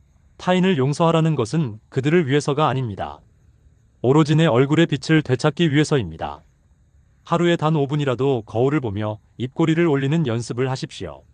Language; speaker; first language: Korean; native; Korean